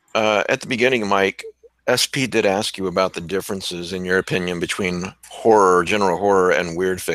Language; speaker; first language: English; native; English